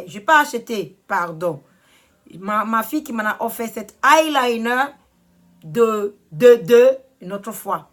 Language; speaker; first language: French; non-native, learner; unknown